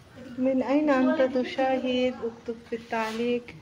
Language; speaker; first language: Arabic; non-native, learner; Bangla